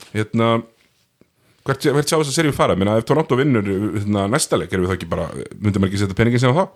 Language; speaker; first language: Icelandic; native; Icelandic